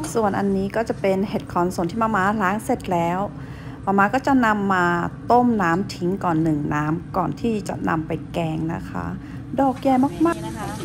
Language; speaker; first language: Thai; early bilingual, heritage; Thai